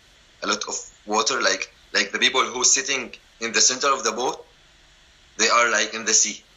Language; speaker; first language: English; non-native, learner; Arabic